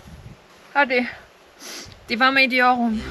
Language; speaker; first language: Turkish; non-native, learner; German